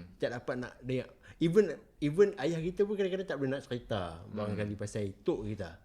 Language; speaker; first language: Malay; native; Malay